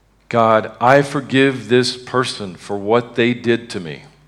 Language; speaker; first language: English; native; English